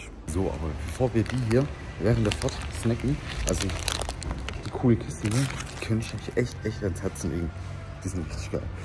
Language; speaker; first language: German; native; German